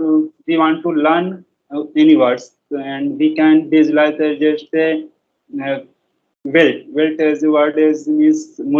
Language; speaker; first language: English; non-native, learner; Hindi